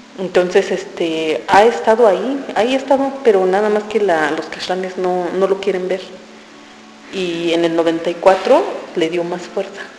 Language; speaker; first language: Spanish; non-native, local second language; Tzotzil